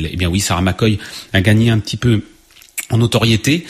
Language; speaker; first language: French; native; French